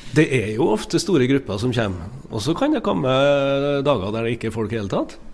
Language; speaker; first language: Norwegian; native; Norwegian